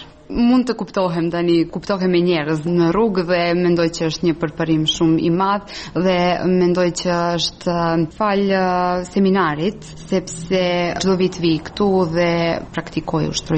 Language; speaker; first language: Albanian; non-native, fluent; Serbian